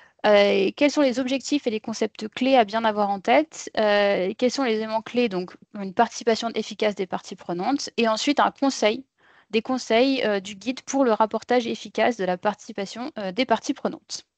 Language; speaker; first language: French; native; French